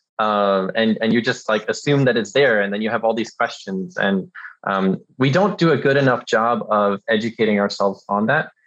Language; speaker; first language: English; early bilingual, other home language; German